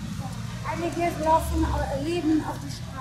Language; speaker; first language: German; non-native, fluent; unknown